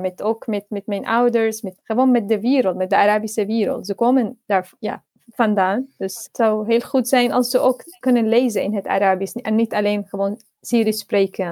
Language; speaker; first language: Dutch; non-native, fluent; Arabic